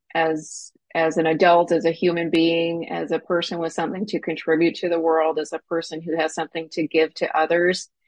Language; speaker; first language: English; native; English